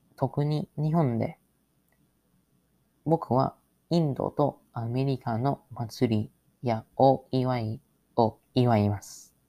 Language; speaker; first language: Japanese; non-native, learner; English